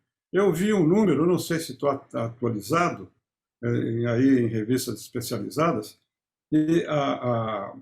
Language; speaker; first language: Portuguese; native; Portuguese